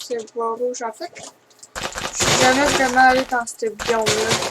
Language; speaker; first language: French; native; French